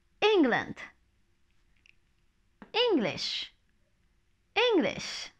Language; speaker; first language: English; non-native, fluent; Turkish